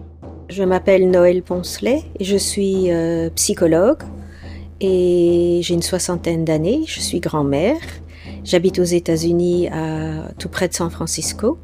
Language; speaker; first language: French; non-native, fluent; English